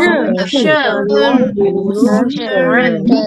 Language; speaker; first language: Chinese; non-native, learner; Indonesian